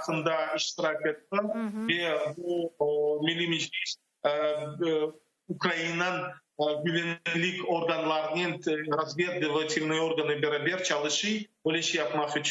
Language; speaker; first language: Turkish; non-native, learner; Crimean Tatar